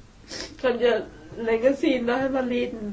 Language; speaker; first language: Norwegian; non-native, learner; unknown